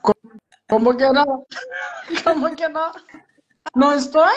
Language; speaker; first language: Spanish; non-native, learner; Portuguese